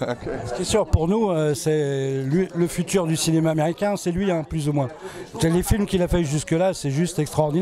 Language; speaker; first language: French; native; French